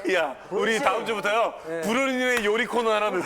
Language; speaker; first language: Korean; native; Korean